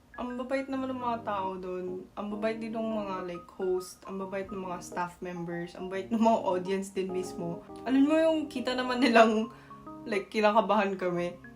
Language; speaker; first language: Filipino; non-native, fluent; Korean